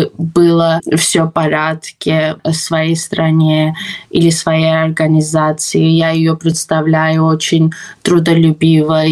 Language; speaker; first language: Russian; non-native, fluent; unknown